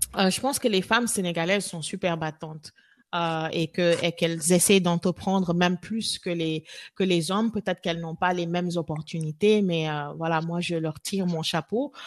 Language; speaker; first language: French; non-native, local second language; Wolof